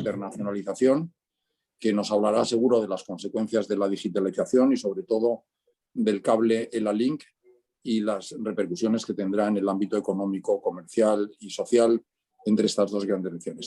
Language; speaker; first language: Spanish; native; Spanish